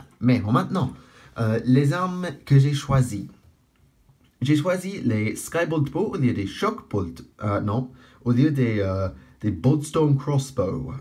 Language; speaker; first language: French; non-native, fluent; English